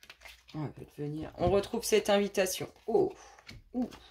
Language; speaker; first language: French; native; French